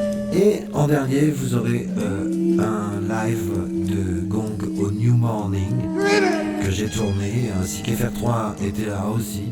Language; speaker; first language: French; native; French